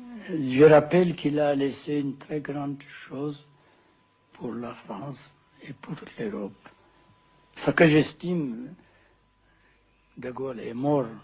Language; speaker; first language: French; non-native, fluent; Amharic